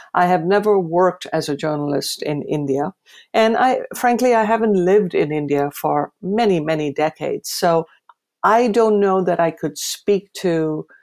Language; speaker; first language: English; non-native, local second language; Gujarati